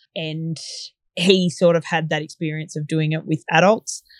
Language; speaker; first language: English; native; English